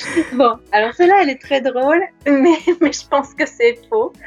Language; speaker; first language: French; native; French